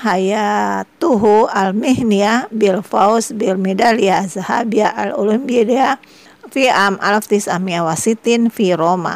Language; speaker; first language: Arabic; non-native, fluent; Indonesian